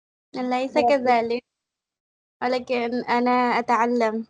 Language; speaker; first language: Arabic; non-native, learner; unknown